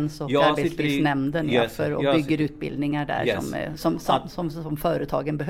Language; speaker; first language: Swedish; native; Swedish